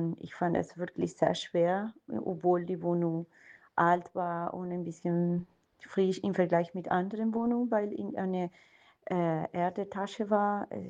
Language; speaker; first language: German; non-native, learner; Spanish